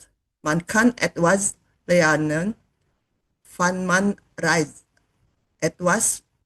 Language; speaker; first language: German; non-native, learner; Indonesian